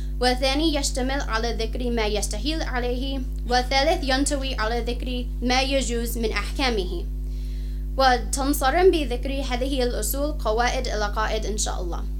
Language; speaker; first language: Arabic; non-native, fluent; English